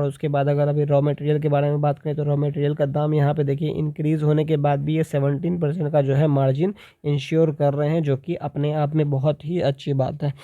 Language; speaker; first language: Hindi; native; Hindi